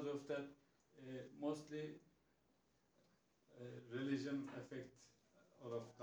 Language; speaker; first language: English; non-native, learner; Turkish